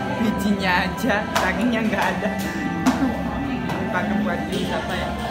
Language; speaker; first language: Indonesian; non-native, fluent; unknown